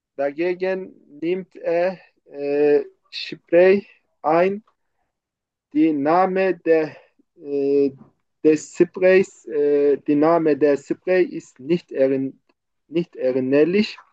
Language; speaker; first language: German; non-native, fluent; Turkish